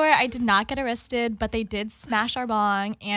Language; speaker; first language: English; non-native, local second language; Filipino